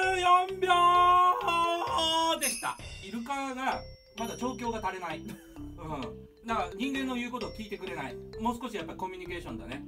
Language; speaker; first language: Japanese; native; Japanese